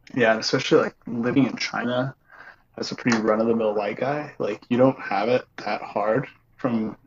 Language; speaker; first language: English; native; English